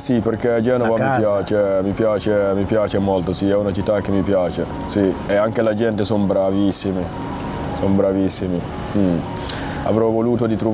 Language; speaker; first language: Italian; non-native, fluent; Fula